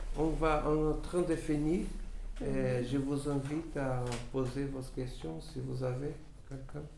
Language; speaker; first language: French; non-native, learner; Portuguese